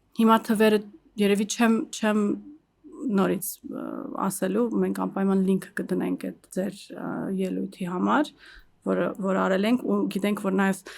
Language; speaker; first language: Armenian; early bilingual, heritage; Armenian